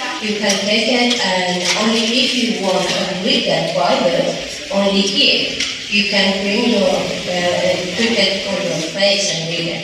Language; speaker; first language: English; non-native, learner; Persian